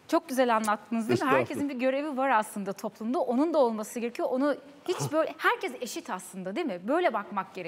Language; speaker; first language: Turkish; native; Turkish